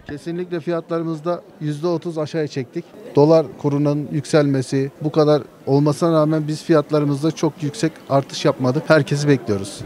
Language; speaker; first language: Turkish; native; Turkish